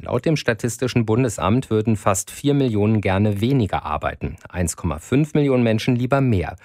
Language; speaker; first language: German; native; German